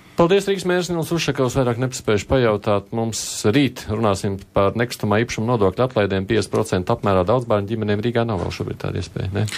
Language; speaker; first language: Latvian; native; Latvian